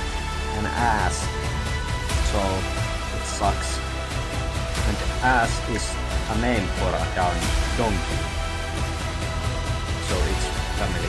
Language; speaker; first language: English; non-native, learner; Finnish